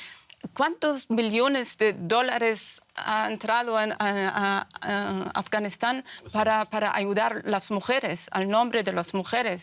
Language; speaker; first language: Spanish; non-native, fluent; Persian